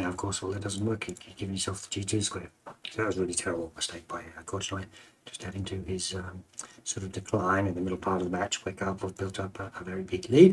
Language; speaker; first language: English; native; English